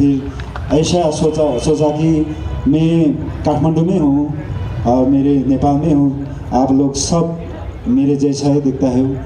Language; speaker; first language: Hindi; non-native, learner; Nepali